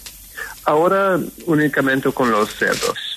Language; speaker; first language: Spanish; non-native, fluent; English